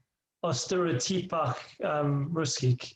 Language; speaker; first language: Russian; non-native, learner; English